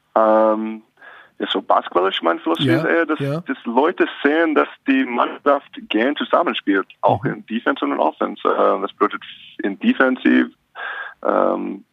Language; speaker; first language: German; non-native, learner; English